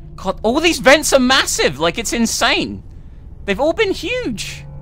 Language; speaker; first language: English; native; English